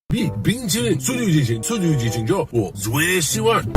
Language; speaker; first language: Chinese; non-native, learner; English